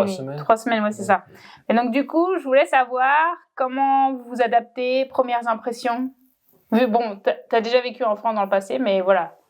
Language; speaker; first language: French; native; French